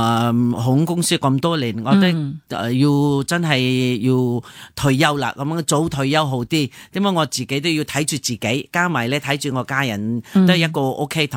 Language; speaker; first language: Cantonese; non-native, fluent; Nepali